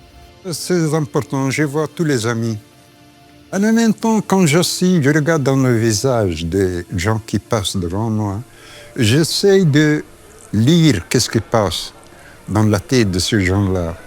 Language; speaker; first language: French; non-native, fluent; Arabic